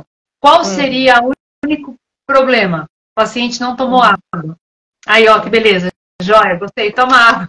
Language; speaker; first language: Portuguese; native; Portuguese